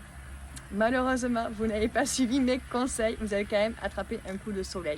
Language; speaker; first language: French; native; French